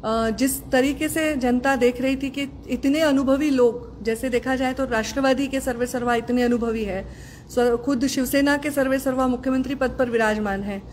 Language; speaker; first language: Hindi; non-native, local second language; Marathi